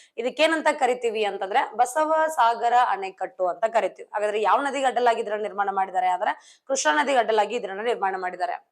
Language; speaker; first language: Kannada; native; Kannada